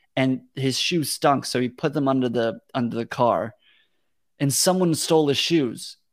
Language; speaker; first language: English; early bilingual, other home language; Russian